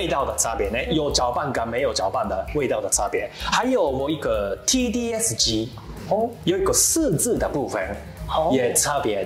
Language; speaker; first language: Chinese; non-native, learner; Japanese